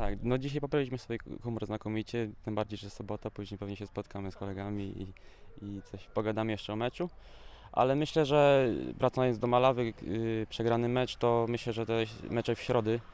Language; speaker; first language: Polish; native; Polish